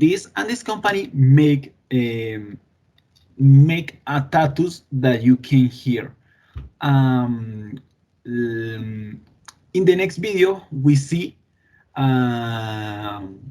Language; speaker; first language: English; non-native, learner; Spanish